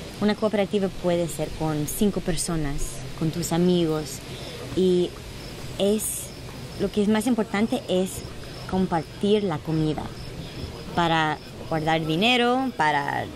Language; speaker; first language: Spanish; early bilingual, heritage; Spanish